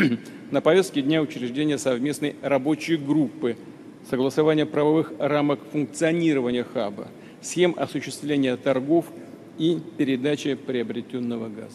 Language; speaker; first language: Russian; native; Russian